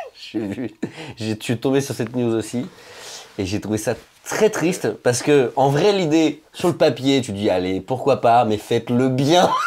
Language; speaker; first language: French; native; French